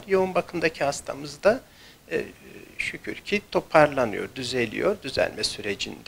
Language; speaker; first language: Turkish; native; Turkish